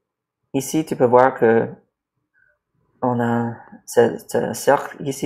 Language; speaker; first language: French; non-native, learner; English